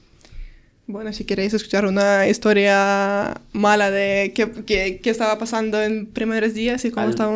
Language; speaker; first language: Spanish; non-native, learner; Ukrainian